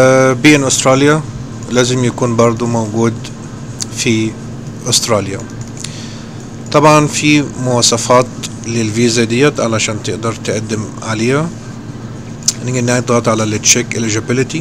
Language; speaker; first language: Arabic; native; Arabic